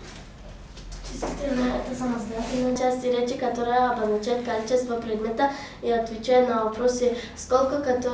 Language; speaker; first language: Russian; non-native, learner; Tajik